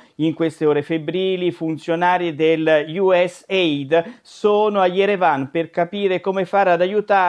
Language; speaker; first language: Italian; native; Italian